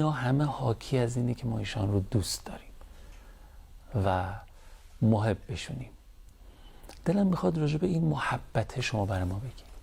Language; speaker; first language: Persian; native; Persian